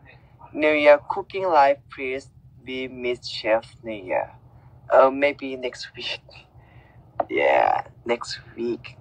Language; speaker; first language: English; non-native, learner; Thai